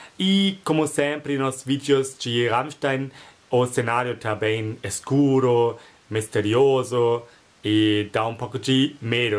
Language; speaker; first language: Portuguese; non-native, fluent; German